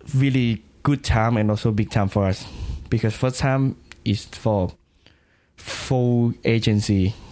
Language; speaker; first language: English; non-native, learner; Thai